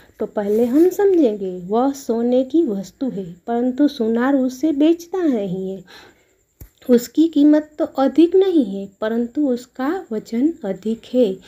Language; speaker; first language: Hindi; non-native, local second language; Gujarati